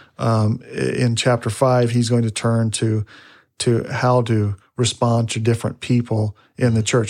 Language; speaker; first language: English; native; English